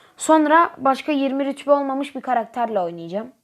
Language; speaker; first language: Turkish; native; Turkish